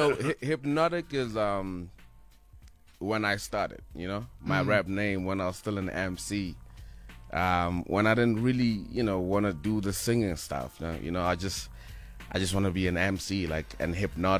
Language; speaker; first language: English; non-native, local second language; Northern Sotho